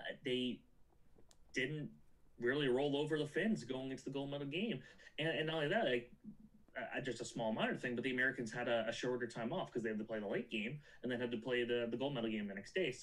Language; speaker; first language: English; native; English